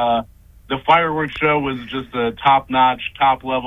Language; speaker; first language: English; native; English